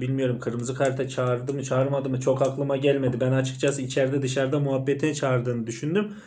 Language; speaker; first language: Turkish; native; Turkish